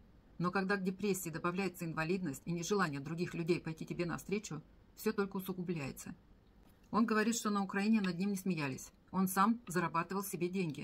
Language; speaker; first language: Russian; native; Russian